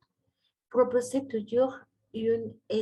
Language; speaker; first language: French; non-native, learner; Spanish